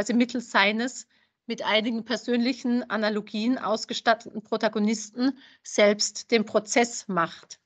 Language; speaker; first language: German; native; German